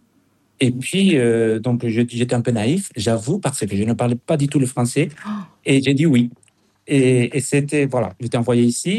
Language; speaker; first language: French; non-native, fluent; Spanish